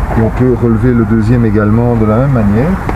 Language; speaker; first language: French; native; French